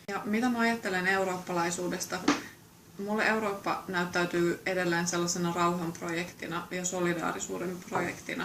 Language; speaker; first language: Finnish; native; Finnish